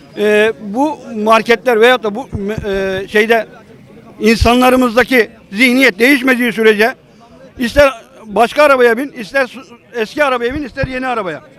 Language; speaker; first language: Turkish; native; Turkish